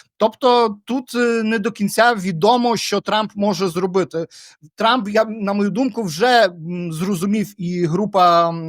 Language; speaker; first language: Ukrainian; native; Ukrainian